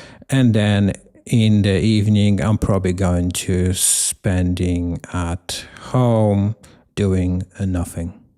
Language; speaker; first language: English; non-native, learner; Polish